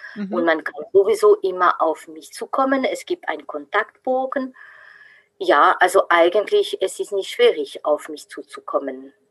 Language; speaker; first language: German; non-native, fluent; French